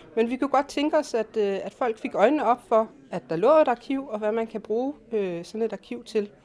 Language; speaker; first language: Danish; native; Danish